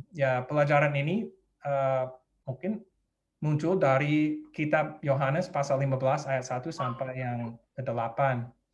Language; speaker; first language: Indonesian; non-native, fluent; English